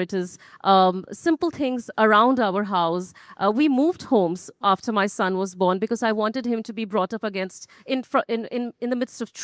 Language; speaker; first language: English; non-native, local second language; Hindi